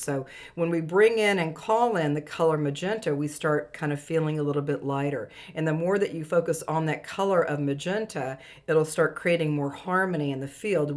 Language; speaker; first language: English; native; English